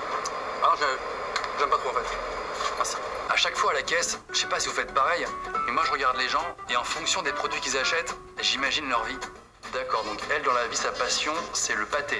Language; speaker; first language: French; native; French